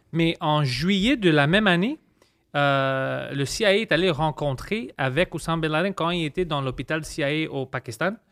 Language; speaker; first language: French; early bilingual, other home language; Greek